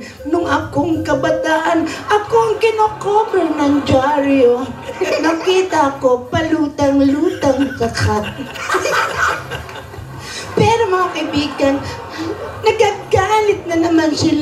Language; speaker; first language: Filipino; native; Filipino